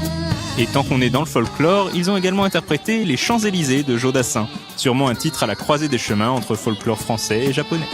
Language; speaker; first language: French; native; French